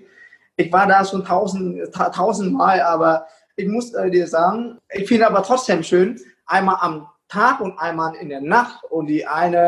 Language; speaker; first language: German; non-native, fluent; Vietnamese